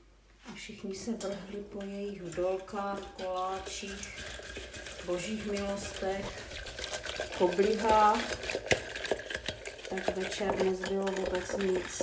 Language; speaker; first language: Czech; native; Czech